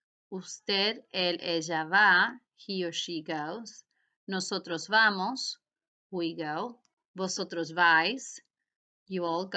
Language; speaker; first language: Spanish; non-native, fluent; English